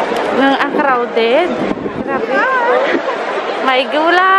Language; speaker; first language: Filipino; native; Filipino